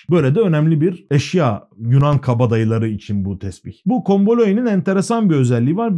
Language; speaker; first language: Turkish; native; Turkish